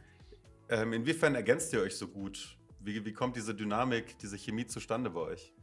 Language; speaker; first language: German; native; German